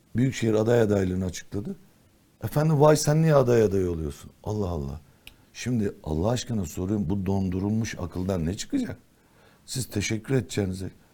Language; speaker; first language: Turkish; non-native, local second language; Kurdish